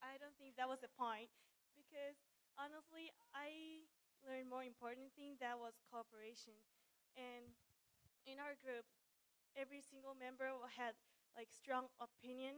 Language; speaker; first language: English; non-native, fluent; Japanese